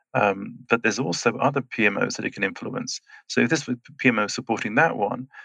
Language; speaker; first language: English; native; English